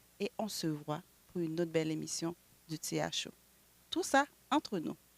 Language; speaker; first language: French; native; French